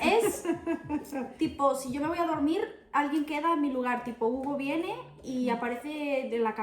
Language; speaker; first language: Spanish; early bilingual, other home language; Portuguese